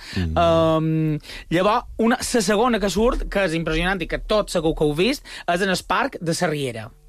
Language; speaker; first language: Catalan; native; Catalan